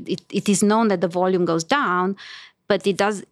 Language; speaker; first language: English; non-native, fluent; Romanian